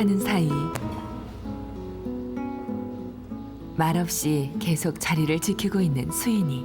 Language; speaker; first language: Korean; native; Korean